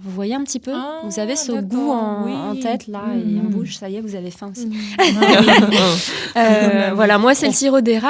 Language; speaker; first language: French; native; French